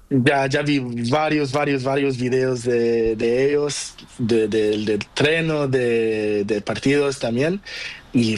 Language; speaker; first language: Spanish; non-native, learner; Portuguese